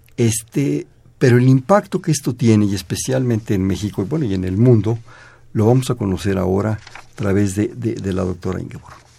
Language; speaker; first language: Spanish; native; Spanish